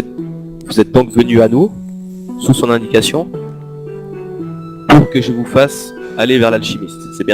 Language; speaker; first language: French; native; French